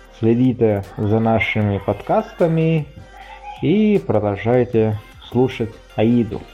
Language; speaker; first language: Russian; non-native, fluent; Italian